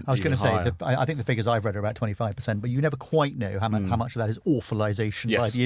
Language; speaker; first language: English; native; English